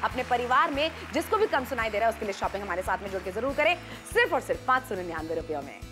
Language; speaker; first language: Hindi; native; Hindi